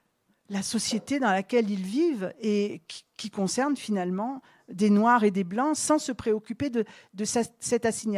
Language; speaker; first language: French; native; French